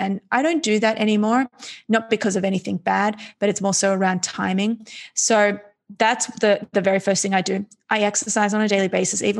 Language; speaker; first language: English; native; English